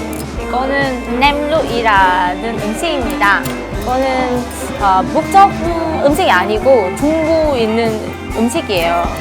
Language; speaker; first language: Korean; non-native, fluent; Vietnamese